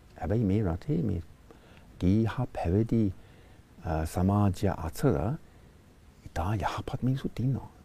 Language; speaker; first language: Sinhala; non-native, fluent; English